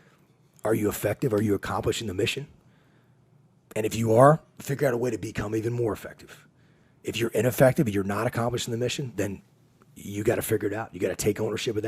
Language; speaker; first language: English; native; English